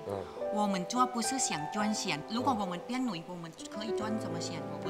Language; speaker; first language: Chinese; non-native, learner; Thai